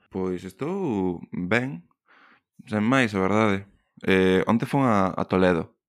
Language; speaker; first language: Galician; non-native, local second language; Spanish